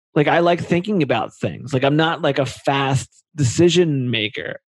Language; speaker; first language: English; native; English